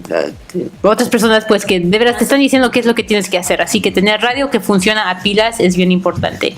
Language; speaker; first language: Spanish; native; Spanish